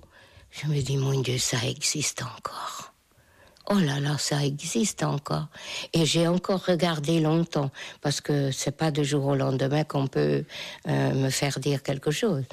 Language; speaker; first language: French; non-native, fluent; Hungarian